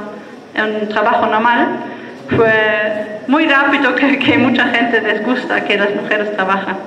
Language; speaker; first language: Spanish; non-native, fluent; German